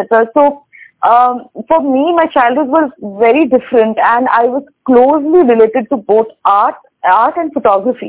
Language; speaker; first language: English; non-native, local second language; Bangla